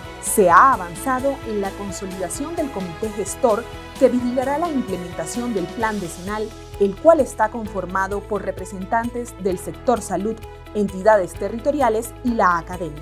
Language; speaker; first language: Spanish; native; Spanish